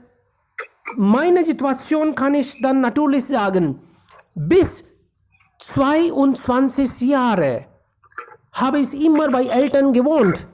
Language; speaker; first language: German; non-native, fluent; Hindi